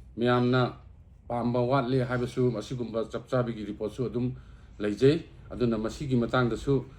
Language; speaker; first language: Manipuri; non-native, local second language; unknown